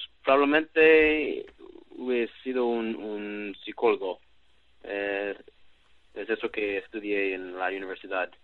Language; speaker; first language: Spanish; non-native, learner; English